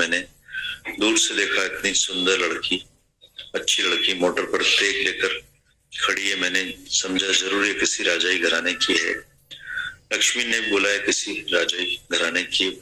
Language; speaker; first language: Hindi; non-native, local second language; Sindhi